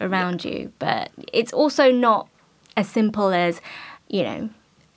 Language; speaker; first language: English; native; English